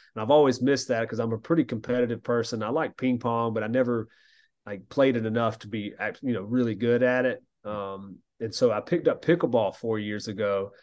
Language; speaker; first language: English; native; English